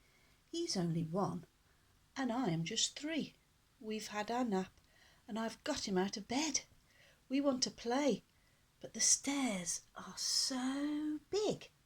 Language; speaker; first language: English; native; English